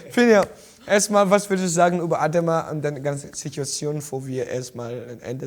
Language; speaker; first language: German; non-native, fluent; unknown